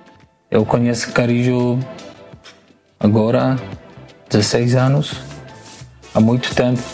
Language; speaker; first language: Portuguese; non-native, learner; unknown